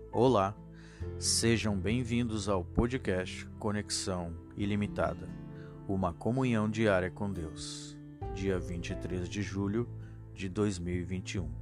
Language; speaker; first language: Portuguese; native; Portuguese